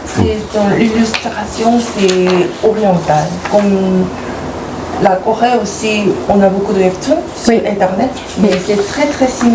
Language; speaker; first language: French; non-native, fluent; Korean